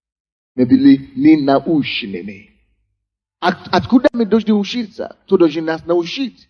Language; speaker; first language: Russian; non-native, fluent; Yoruba